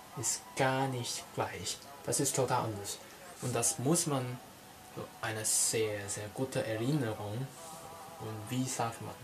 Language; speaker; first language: German; non-native, learner; Cantonese